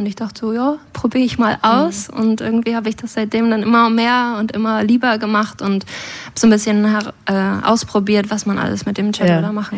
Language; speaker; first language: German; native; German